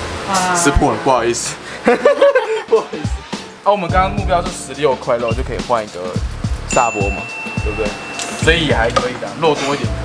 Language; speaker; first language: Chinese; native; Chinese